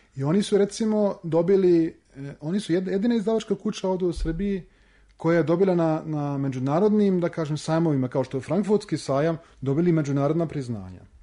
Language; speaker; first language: Serbian; early bilingual, heritage; Serbian